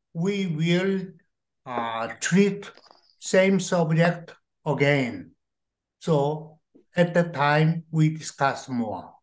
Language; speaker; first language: English; non-native, learner; Korean